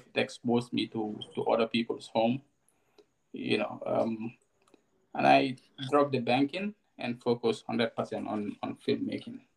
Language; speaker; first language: English; non-native, local second language; Wolof